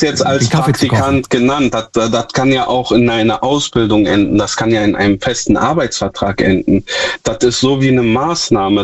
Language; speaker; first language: German; native; German